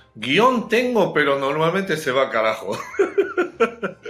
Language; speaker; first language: Spanish; non-native, fluent; Japanese